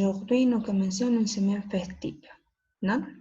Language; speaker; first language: French; non-native, fluent; Spanish